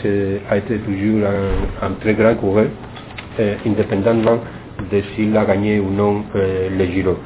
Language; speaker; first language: French; non-native, fluent; Spanish